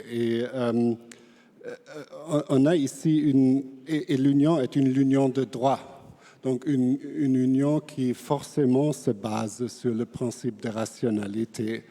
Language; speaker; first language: French; non-native, fluent; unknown